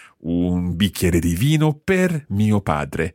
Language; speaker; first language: Italian; non-native, fluent; English